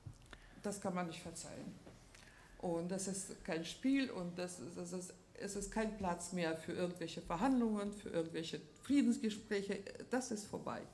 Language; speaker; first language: German; non-native, fluent; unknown